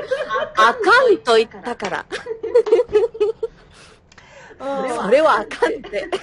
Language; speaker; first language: Japanese; non-native, learner; Spanish